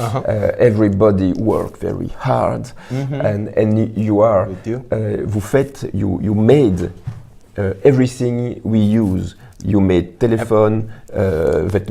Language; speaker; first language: English; non-native, learner; French